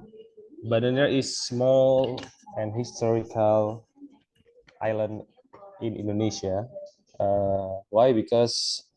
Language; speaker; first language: English; non-native, local second language; Indonesian